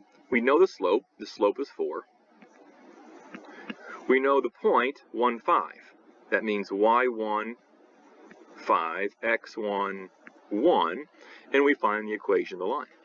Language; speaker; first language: English; native; English